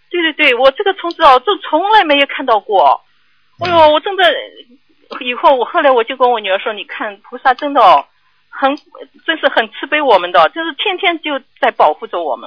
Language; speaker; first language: Chinese; native; Chinese